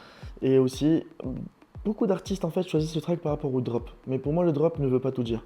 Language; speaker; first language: French; non-native, local second language; Arabic